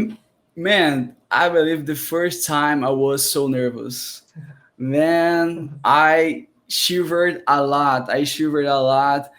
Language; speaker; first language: English; non-native, learner; Portuguese